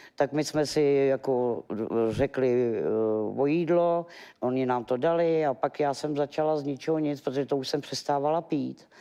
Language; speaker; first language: Czech; native; Czech